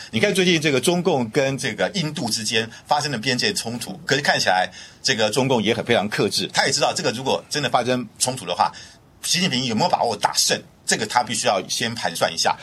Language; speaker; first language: Chinese; native; Chinese